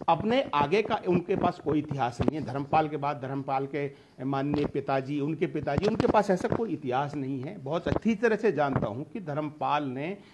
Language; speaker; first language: Hindi; native; Hindi